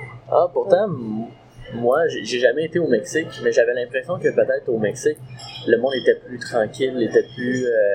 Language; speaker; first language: French; native; French